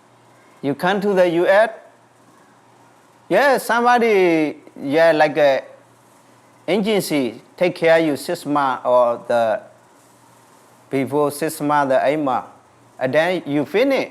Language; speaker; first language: English; non-native, learner; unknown